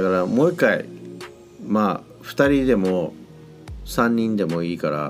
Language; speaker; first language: Japanese; native; Japanese